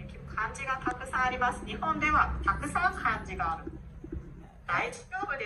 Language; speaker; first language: Japanese; non-native, learner; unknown